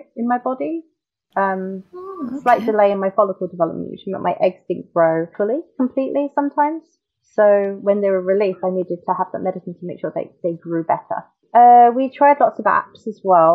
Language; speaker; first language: English; native; English